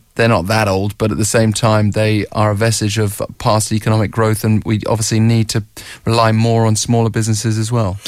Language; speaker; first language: English; native; English